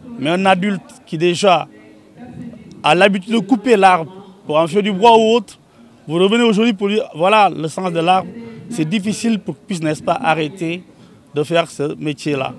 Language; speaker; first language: French; non-native, local second language; Wolof